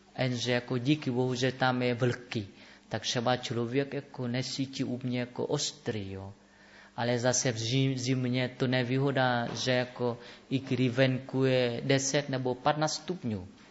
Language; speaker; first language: Czech; non-native, learner; Vietnamese